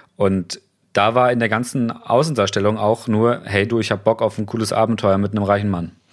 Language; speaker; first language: German; native; German